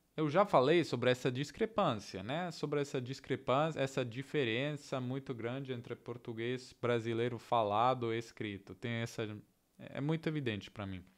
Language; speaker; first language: Portuguese; non-native, fluent; Italian